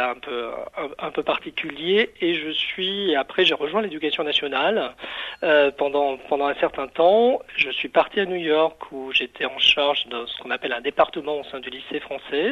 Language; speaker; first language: French; native; French